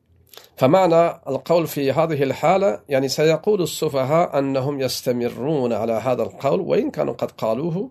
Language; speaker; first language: Arabic; non-native, fluent; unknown